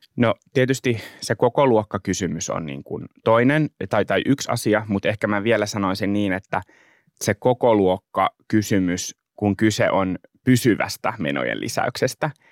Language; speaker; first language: Finnish; native; Finnish